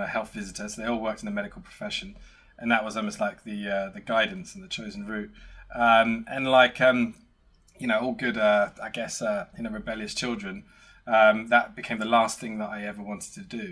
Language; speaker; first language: English; native; English